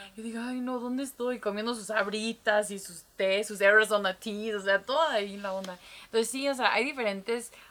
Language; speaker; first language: Spanish; early bilingual, heritage; Spanish